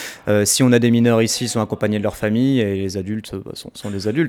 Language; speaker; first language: French; native; French